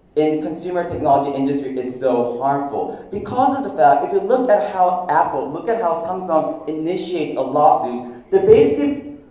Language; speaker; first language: English; non-native, fluent; Korean